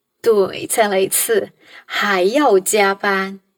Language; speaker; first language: Chinese; non-native, fluent; Portuguese